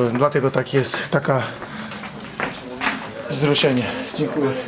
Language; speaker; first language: Polish; non-native, fluent; Portuguese